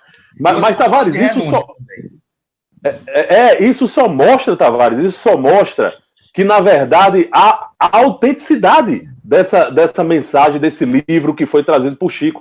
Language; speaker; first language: Portuguese; native; Portuguese